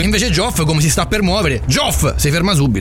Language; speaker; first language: Italian; native; Italian